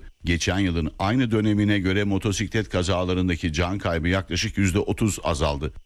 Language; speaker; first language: Turkish; native; Turkish